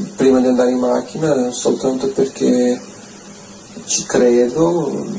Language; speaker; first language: Italian; non-native, fluent; Portuguese